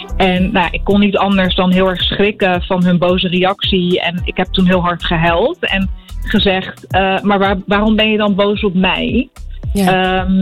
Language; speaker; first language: Dutch; early bilingual, other home language; Arabic